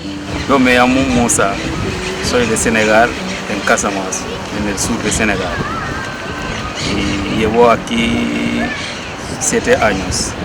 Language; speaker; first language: Spanish; non-native, fluent; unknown